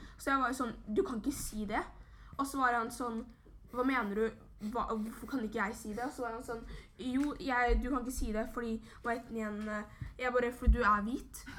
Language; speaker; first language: Norwegian; early bilingual, other home language; Somali